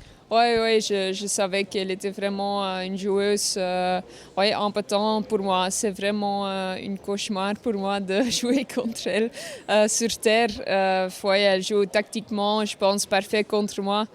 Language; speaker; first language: French; non-native, fluent; Dutch